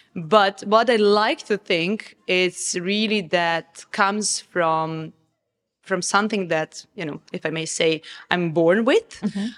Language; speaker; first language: English; non-native, fluent; Serbian